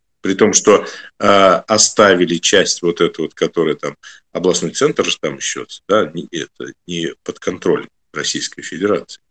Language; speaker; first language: Russian; native; Russian